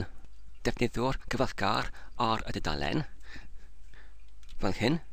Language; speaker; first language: Welsh; non-native, learner; English